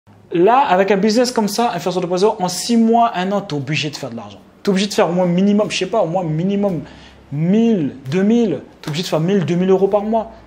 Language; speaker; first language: French; native; French